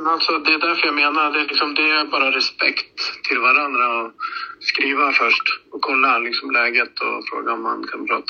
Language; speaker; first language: Swedish; native; Swedish